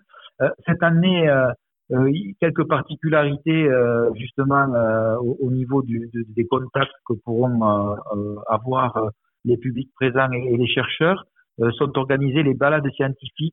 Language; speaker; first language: French; native; French